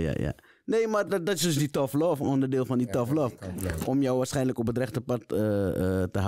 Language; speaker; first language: Dutch; native; Dutch